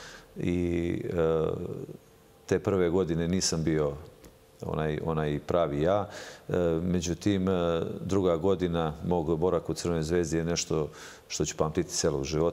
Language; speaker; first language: Serbian; native; Serbian